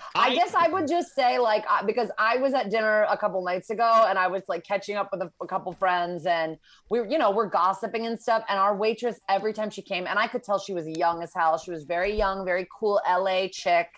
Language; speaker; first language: English; native; English